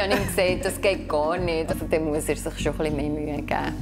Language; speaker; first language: German; native; German